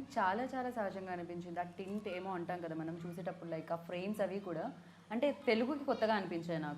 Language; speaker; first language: Telugu; native; Telugu